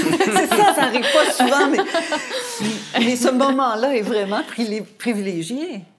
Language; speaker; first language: French; native; French